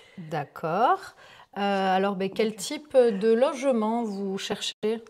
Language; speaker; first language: French; native; French